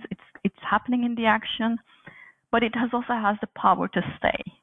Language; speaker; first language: English; non-native, fluent; Turkish